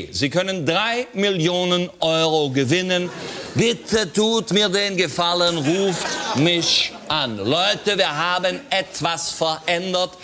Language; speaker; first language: German; native; German